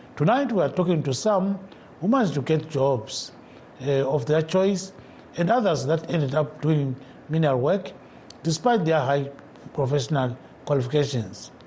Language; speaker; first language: English; non-native, local second language; North Ndebele